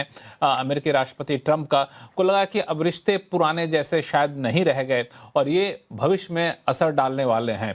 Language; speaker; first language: Hindi; native; Hindi